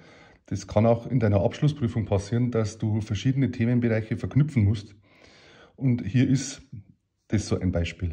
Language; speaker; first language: German; native; German